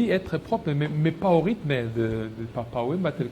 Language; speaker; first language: French; non-native, local second language; Lingala